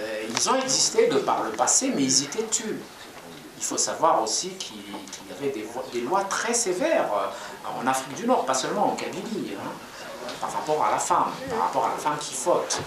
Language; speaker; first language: French; non-native, local second language; Kabyle